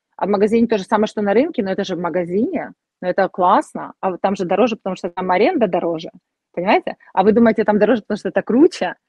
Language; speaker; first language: Russian; native; Russian